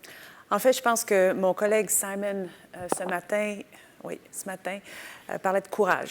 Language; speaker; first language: French; native; French